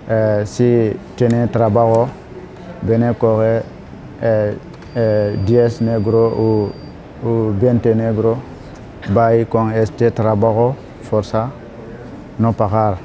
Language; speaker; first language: Spanish; non-native, learner; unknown